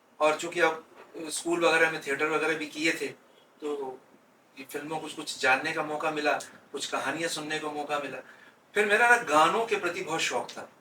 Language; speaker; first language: Hindi; native; Hindi